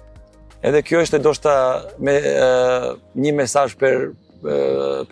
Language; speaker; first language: Albanian; non-native, learner; Serbian